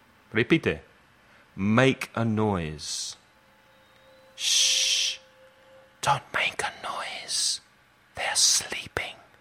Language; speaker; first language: English; native; English